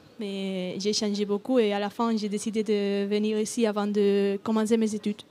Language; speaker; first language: French; non-native, learner; Spanish